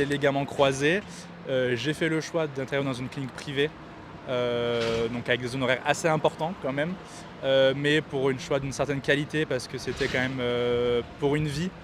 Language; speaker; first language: French; native; French